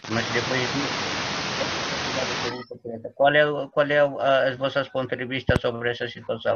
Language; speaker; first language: Portuguese; non-native, learner; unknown